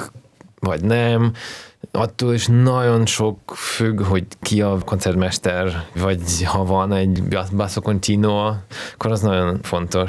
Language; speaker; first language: Hungarian; non-native, fluent; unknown